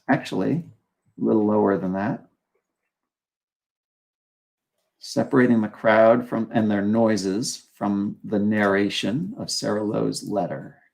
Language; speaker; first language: English; native; English